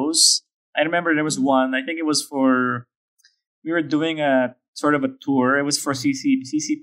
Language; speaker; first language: English; non-native, local second language; Filipino